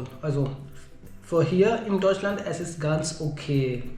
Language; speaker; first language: German; non-native, learner; Hindi